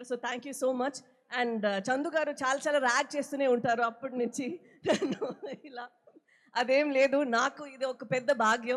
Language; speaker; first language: Telugu; non-native, fluent; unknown